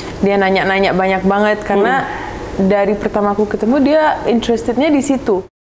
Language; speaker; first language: Indonesian; early bilingual, heritage; Indonesian